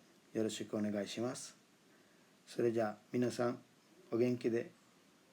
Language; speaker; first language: Japanese; non-native, fluent; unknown